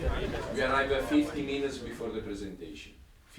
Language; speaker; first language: English; non-native, learner; Italian